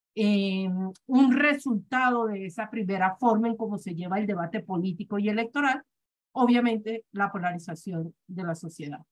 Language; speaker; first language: Spanish; native; Spanish